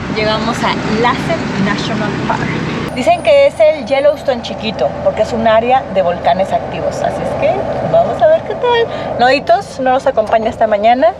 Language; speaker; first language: Spanish; native; Spanish